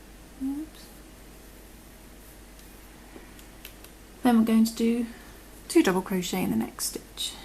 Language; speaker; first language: English; native; English